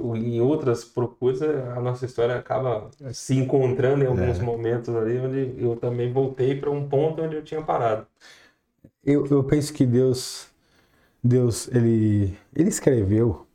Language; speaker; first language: Portuguese; native; Portuguese